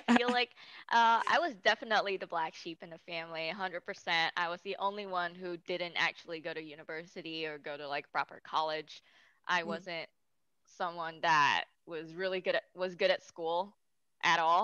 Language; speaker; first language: English; native; English